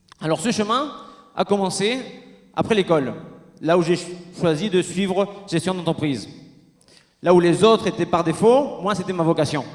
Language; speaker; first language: French; non-native, fluent; Spanish